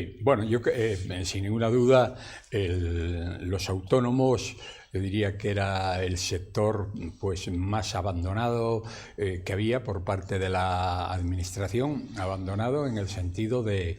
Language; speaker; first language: Spanish; native; Spanish